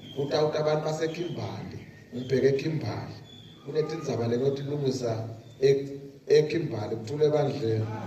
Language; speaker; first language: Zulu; non-native, local second language; Swati